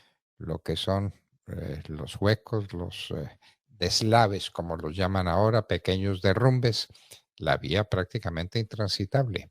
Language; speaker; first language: Spanish; native; Spanish